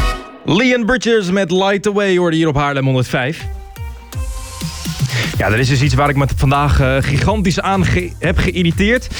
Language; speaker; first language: Dutch; native; Dutch